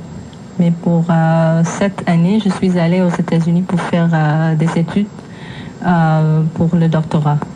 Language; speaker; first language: French; non-native, fluent; English